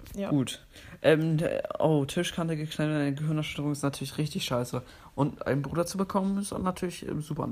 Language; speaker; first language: German; native; German